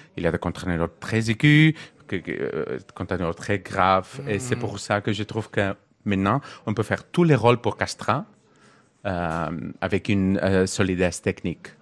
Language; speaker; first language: French; non-native, learner; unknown